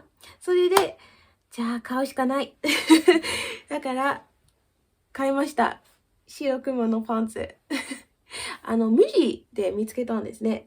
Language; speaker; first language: Japanese; early bilingual, heritage; Japanese